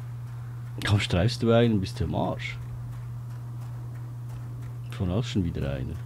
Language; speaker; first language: German; native; German